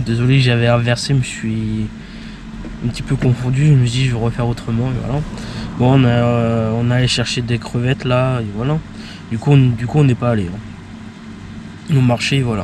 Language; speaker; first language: French; native; French